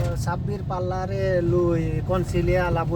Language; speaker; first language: Italian; non-native, learner; Bangla